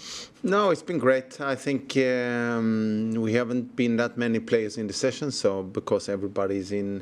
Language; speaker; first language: English; non-native, fluent; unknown